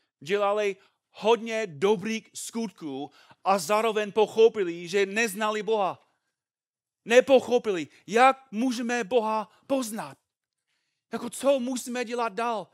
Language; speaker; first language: Czech; non-native, fluent; English